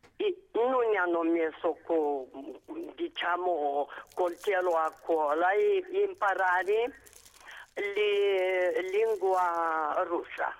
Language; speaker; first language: Italian; non-native, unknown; Romanian